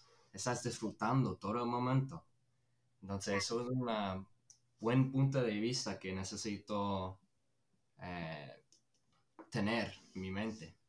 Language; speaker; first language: Spanish; non-native, fluent; English